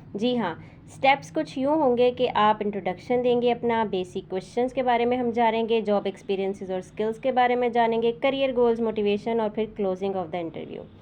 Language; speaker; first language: Urdu; native; Urdu